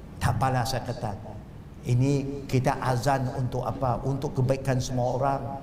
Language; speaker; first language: Malay; non-native, local second language; Chinese